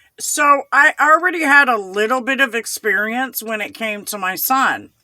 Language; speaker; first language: English; native; English